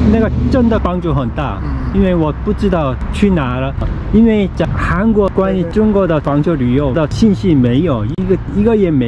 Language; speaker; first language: Chinese; non-native, learner; Korean